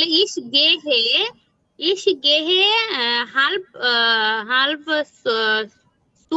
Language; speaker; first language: German; non-native, learner; Bangla